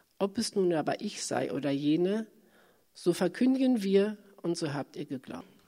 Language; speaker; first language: German; native; German